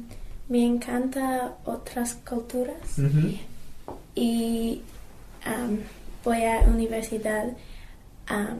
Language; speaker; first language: Spanish; non-native, learner; English